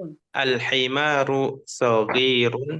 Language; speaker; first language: Arabic; non-native, fluent; Indonesian